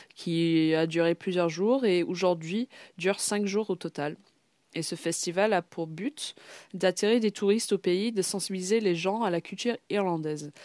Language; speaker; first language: French; non-native, fluent; English